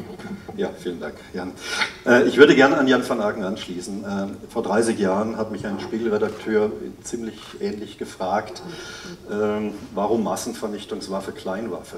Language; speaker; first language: German; native; German